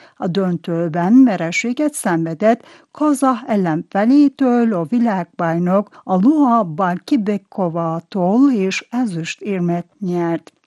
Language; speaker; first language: Hungarian; non-native, fluent; Turkish